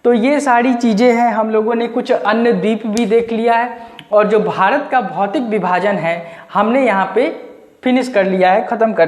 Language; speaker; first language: Hindi; native; Hindi